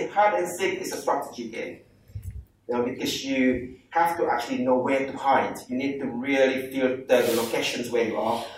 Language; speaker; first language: English; non-native, local second language; Malay